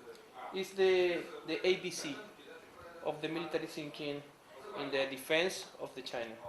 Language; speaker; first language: English; non-native, learner; Spanish